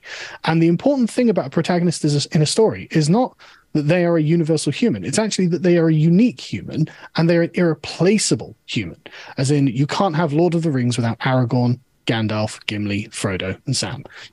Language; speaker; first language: English; native; English